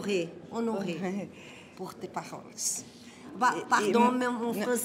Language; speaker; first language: French; non-native, learner; Portuguese